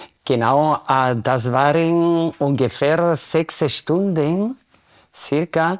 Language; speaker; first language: German; non-native, fluent; Spanish